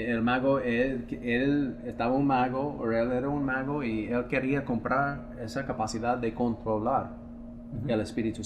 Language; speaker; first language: Spanish; non-native, fluent; English